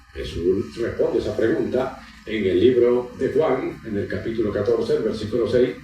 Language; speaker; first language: Spanish; native; Spanish